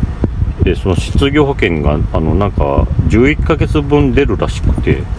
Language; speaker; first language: Japanese; native; Japanese